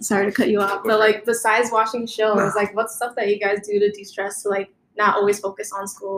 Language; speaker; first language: English; native; English